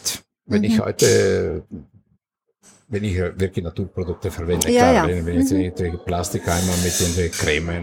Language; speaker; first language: German; non-native, fluent; Italian